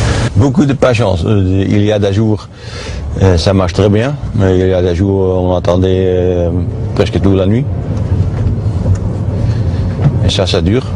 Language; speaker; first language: French; non-native, learner; Dutch